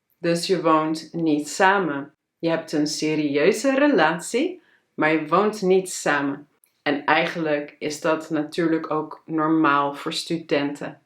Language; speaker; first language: Dutch; native; Dutch